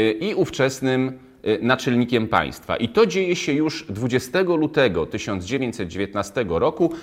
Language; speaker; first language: Polish; native; Polish